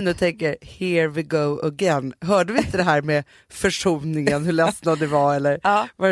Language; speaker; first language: Swedish; native; Swedish